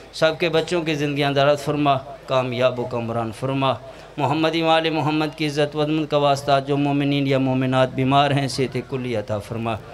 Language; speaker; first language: Urdu; non-native, local second language; Punjabi